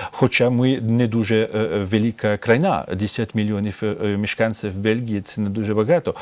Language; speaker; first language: Ukrainian; non-native, fluent; French